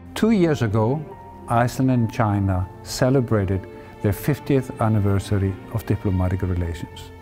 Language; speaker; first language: English; non-native, fluent; Icelandic